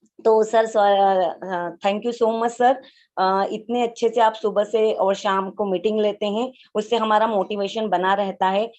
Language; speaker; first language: Hindi; native; Hindi